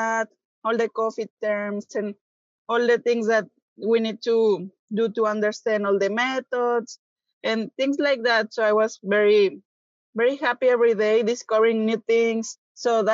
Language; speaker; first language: English; non-native, fluent; Spanish